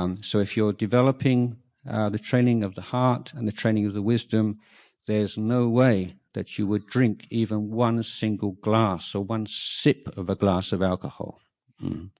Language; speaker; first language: English; native; English